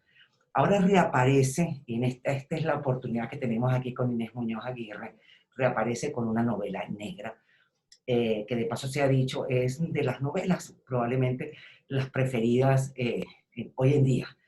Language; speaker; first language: Spanish; native; Spanish